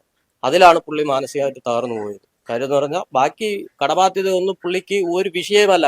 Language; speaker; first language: Malayalam; native; Malayalam